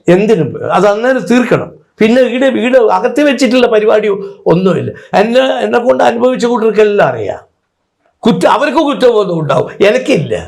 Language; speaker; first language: Malayalam; native; Malayalam